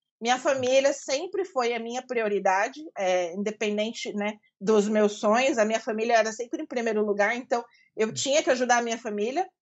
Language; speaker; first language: Portuguese; native; Portuguese